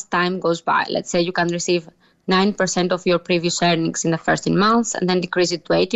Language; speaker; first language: English; native; English